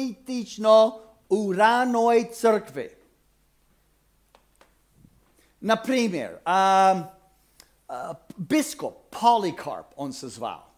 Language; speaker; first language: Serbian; non-native, fluent; English